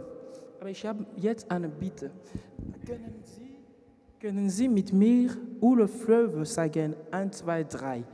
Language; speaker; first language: German; non-native, learner; French